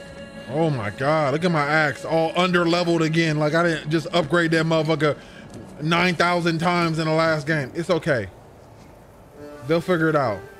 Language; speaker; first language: English; native; English